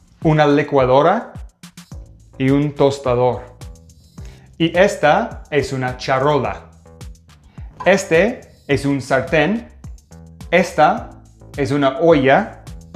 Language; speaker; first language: Spanish; non-native, fluent; English